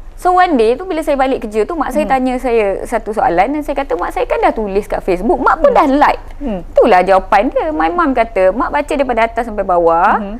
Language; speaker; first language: Malay; non-native, local second language; Tamil